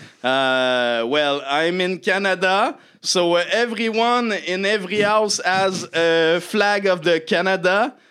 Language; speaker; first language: English; non-native, fluent; French